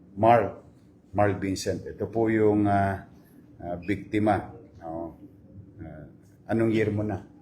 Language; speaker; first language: Filipino; native; Filipino